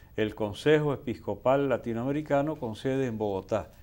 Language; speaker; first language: Spanish; native; Spanish